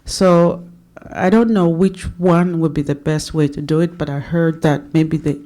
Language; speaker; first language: English; non-native, local second language; Swahili